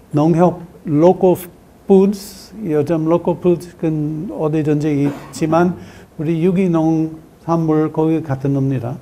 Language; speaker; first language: Korean; non-native, learner; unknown